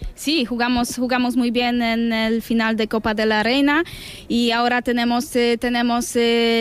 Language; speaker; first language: Spanish; non-native, learner; Polish